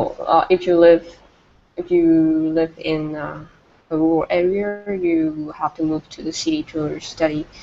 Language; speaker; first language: English; non-native, fluent; Vietnamese